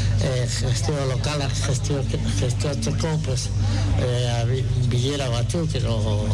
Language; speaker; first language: Basque; non-native, local second language; Spanish